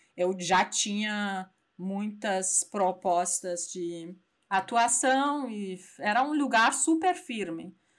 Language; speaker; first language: Portuguese; non-native, fluent; Persian